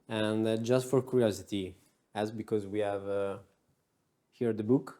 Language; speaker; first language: English; non-native, learner; Italian